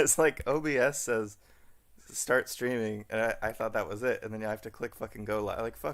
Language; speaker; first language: English; native; English